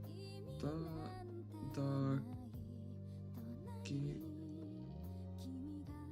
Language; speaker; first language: Japanese; non-native, learner; English